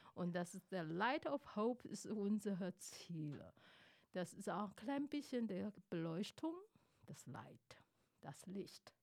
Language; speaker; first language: German; non-native, fluent; Chinese